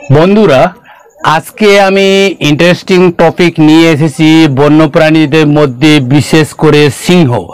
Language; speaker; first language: Bangla; non-native, local second language; Kok Borok